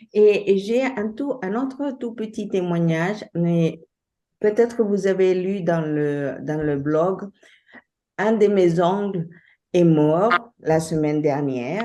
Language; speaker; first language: French; non-native, fluent; Spanish